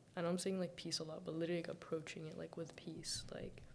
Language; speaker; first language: English; early bilingual, other home language; Arabic